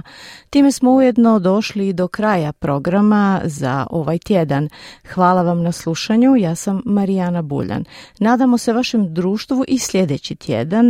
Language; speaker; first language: Croatian; native; Croatian